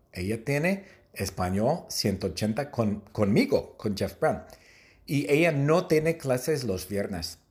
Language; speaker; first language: Spanish; non-native, fluent; English